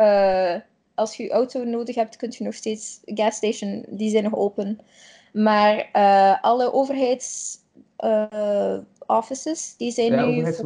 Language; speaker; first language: Dutch; native; Dutch